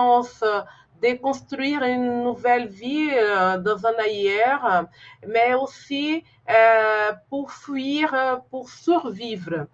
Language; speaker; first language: French; non-native, fluent; Portuguese